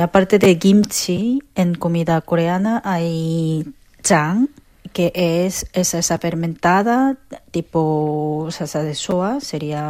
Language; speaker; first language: Spanish; non-native, fluent; Korean